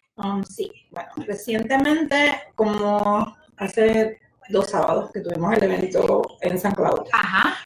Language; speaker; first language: Spanish; native; Spanish